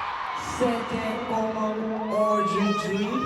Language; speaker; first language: French; non-native, learner; Korean